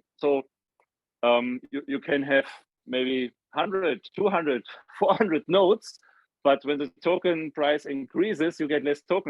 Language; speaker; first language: English; non-native, fluent; German